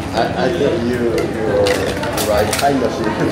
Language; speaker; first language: English; non-native, learner; Korean